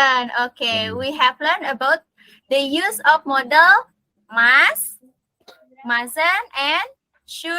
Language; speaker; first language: English; non-native, learner; Indonesian